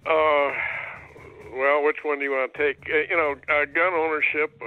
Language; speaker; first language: English; native; English